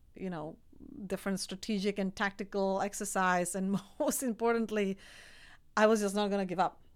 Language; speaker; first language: English; non-native, fluent; Czech